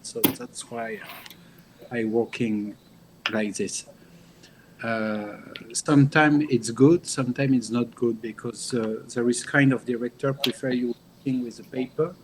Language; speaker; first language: English; non-native, learner; French